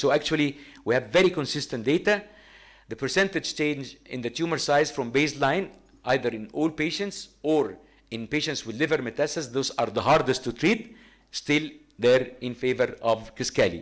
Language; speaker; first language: English; non-native, fluent; Arabic